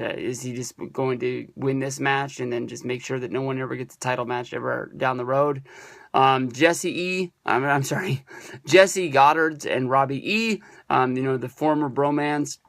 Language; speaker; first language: English; native; English